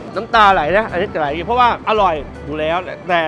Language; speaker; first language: Thai; native; Thai